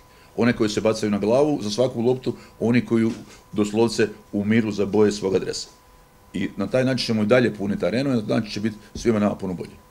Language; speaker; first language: Croatian; native; Croatian